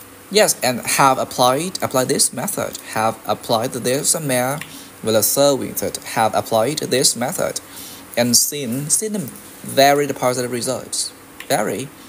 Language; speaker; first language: English; non-native, fluent; Vietnamese